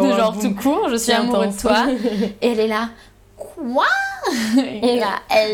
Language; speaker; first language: French; native; French